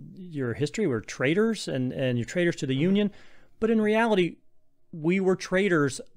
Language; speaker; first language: English; native; English